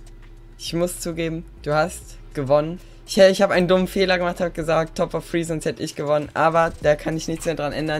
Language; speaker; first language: German; native; German